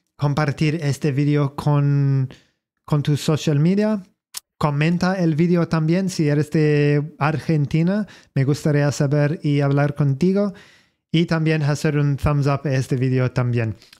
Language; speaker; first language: Spanish; non-native, learner; English